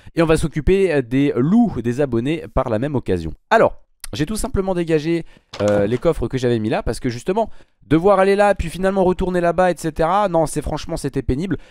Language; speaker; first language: French; native; French